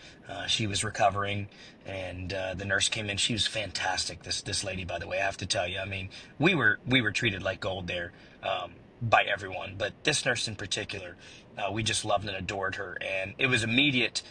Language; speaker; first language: English; native; English